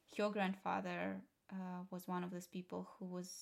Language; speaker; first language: English; non-native, fluent; Russian